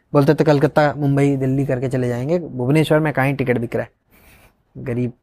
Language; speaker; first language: Hindi; non-native, local second language; Odia